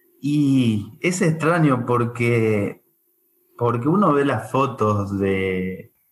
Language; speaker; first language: Spanish; native; Spanish